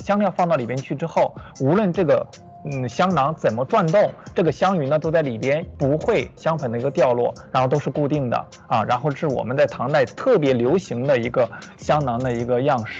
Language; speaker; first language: Chinese; native; Chinese